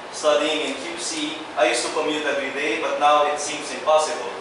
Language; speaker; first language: English; non-native, local second language; Filipino